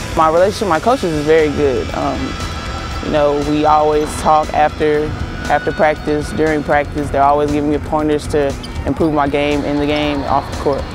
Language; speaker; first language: English; native; English